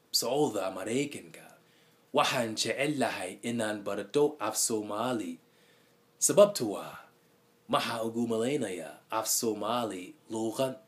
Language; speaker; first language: Somali; non-native, learner; English